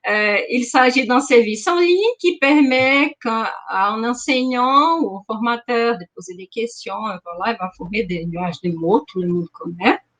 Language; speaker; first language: French; non-native, fluent; Portuguese